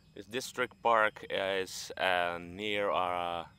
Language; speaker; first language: English; non-native, fluent; Dutch